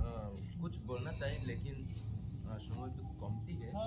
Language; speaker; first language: Hindi; non-native, local second language; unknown